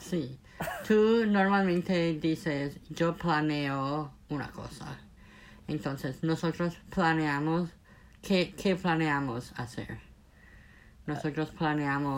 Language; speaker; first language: Spanish; non-native, fluent; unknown